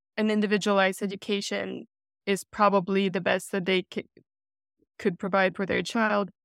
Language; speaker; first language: English; non-native, fluent; Russian